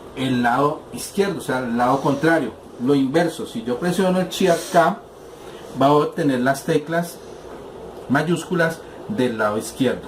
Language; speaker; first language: Spanish; native; Spanish